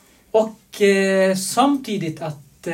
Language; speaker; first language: Swedish; non-native, fluent; Arabic